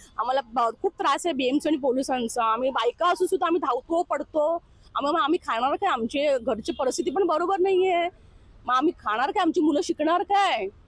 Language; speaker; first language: Marathi; native; Marathi